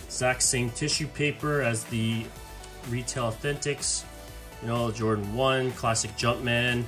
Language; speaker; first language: English; native; English